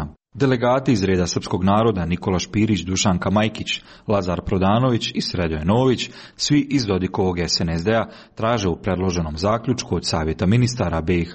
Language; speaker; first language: Serbian; native; Serbian